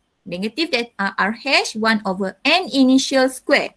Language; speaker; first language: English; non-native, local second language; Malay